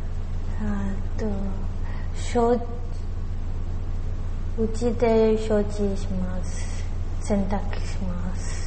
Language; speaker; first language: Japanese; non-native, learner; Chinese